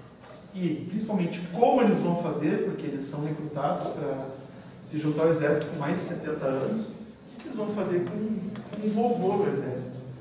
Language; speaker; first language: Portuguese; native; Portuguese